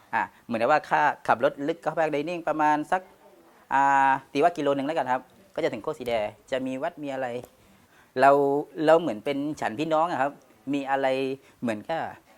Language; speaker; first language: Thai; non-native, local second language; Pattani Malay